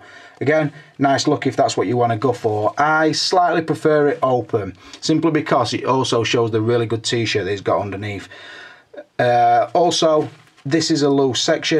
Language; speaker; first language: English; native; English